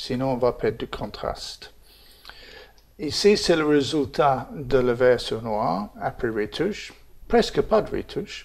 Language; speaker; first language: French; non-native, fluent; English